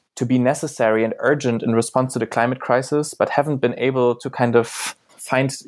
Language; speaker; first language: English; non-native, fluent; German